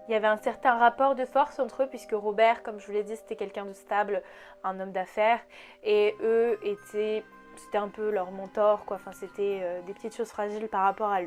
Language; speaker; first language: French; native; French